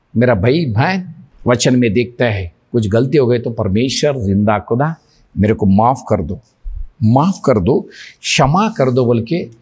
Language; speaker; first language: Hindi; non-native, local second language; Telugu